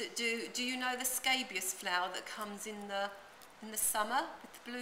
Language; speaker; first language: English; native; English